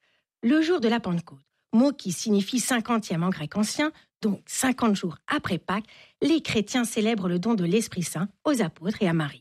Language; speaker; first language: French; native; French